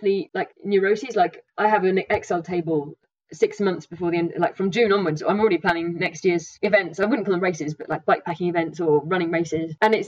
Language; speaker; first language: English; native; English